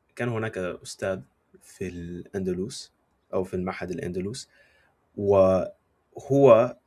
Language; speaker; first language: Arabic; non-native, fluent; English